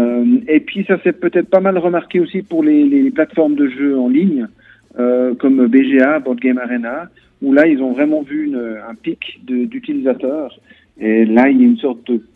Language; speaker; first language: French; native; French